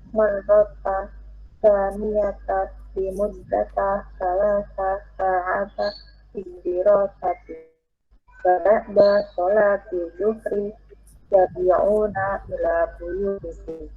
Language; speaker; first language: Arabic; non-native, learner; Indonesian